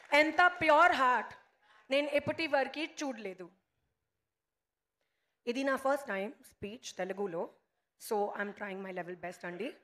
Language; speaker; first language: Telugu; non-native, learner; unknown